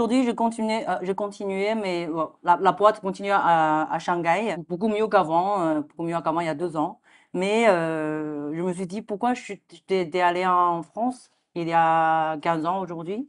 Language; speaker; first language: French; non-native, fluent; Chinese